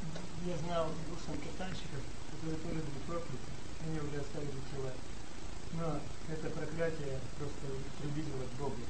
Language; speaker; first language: Russian; native; Russian